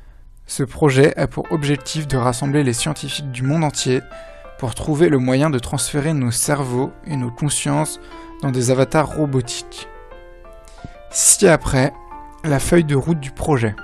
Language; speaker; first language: French; native; French